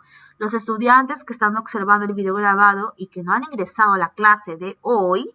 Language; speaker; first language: Spanish; native; Spanish